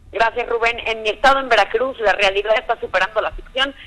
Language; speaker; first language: Spanish; native; Spanish